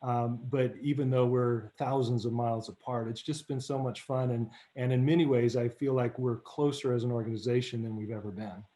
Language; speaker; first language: English; native; English